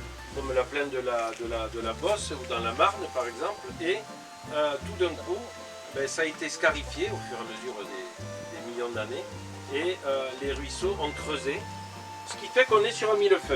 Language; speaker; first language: French; native; French